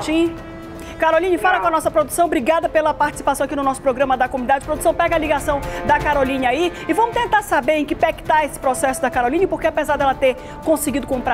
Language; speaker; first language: Portuguese; native; Portuguese